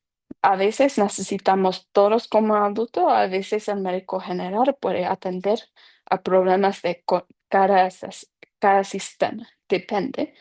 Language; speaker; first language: Spanish; non-native, fluent; English